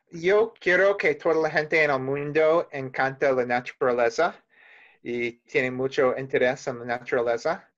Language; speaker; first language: Spanish; non-native, learner; English